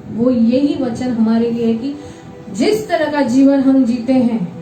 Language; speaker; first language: Hindi; non-native, local second language; Marathi